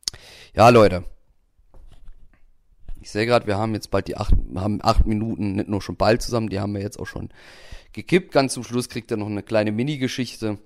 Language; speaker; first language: German; native; German